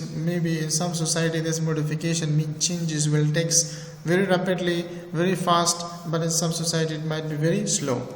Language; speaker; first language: English; non-native, fluent; Persian